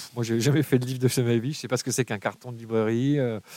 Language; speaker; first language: French; native; French